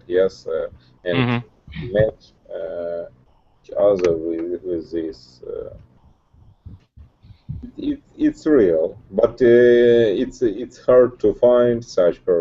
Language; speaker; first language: English; non-native, learner; Russian